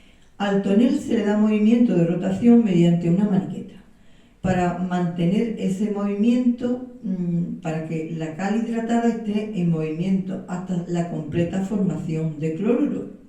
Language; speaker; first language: Spanish; native; Spanish